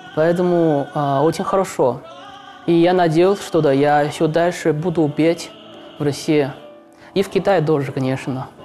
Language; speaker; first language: Russian; non-native, learner; Chinese